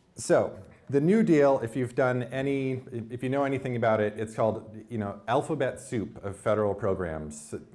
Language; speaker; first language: English; native; English